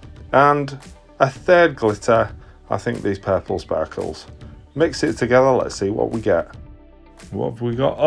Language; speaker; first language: English; native; English